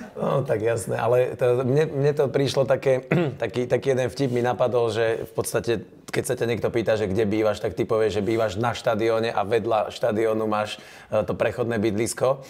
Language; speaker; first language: Slovak; native; Slovak